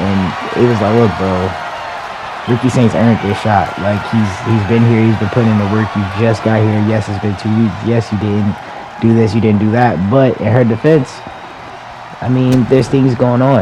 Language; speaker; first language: English; native; English